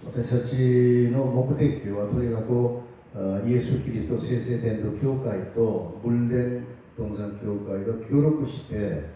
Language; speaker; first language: Japanese; non-native, fluent; Korean